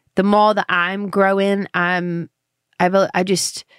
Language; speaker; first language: English; native; English